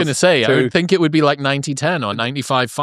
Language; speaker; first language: English; native; English